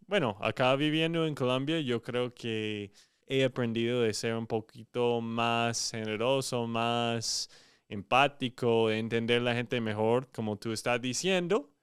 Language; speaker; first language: Spanish; non-native, fluent; English